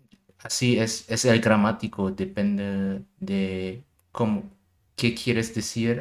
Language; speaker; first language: Spanish; non-native, learner; German